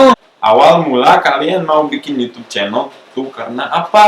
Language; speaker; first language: Indonesian; non-native, local second language; English